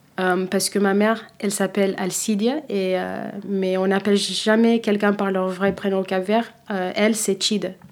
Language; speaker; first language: French; non-native, fluent; Kabuverdianu